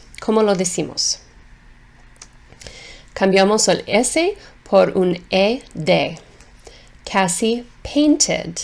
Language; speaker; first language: Spanish; non-native, fluent; English